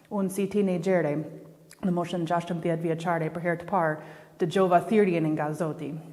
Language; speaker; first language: Albanian; non-native, fluent; English